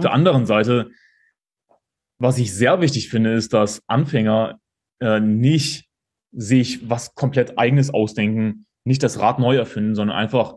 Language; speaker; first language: German; native; German